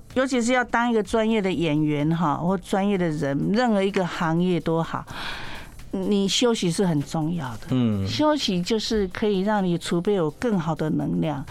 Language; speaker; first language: Chinese; non-native, local second language; Min Nan Chinese